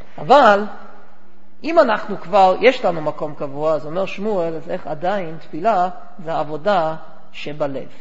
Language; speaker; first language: Hebrew; non-native, fluent; English